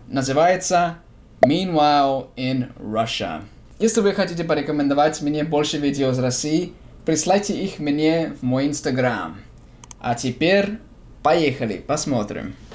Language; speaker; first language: Russian; non-native, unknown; English